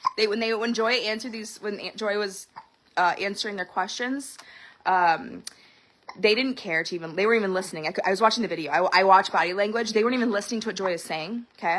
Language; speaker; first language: English; native; English